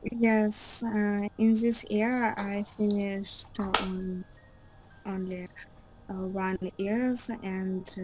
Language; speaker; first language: English; non-native, learner; Russian